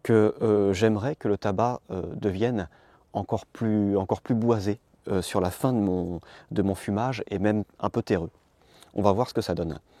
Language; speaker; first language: French; native; French